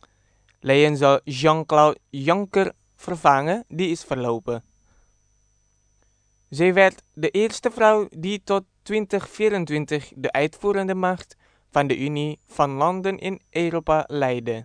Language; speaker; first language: Dutch; non-native, fluent; Indonesian